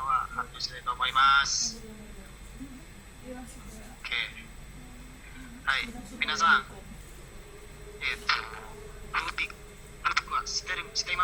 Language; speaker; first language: Japanese; non-native, learner; Indonesian